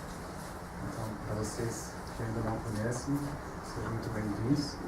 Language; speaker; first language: Portuguese; non-native, fluent; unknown